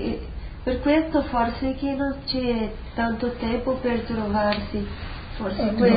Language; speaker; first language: Italian; non-native, learner; Portuguese